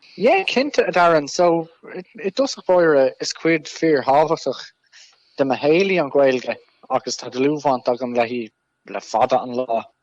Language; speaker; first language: Irish; non-native, local second language; English